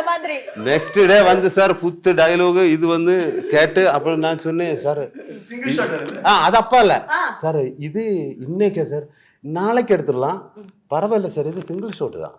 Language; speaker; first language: Tamil; non-native, learner; Malayalam